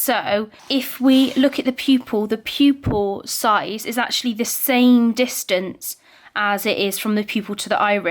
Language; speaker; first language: English; native; English